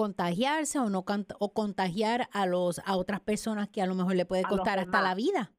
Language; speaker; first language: Spanish; native; Spanish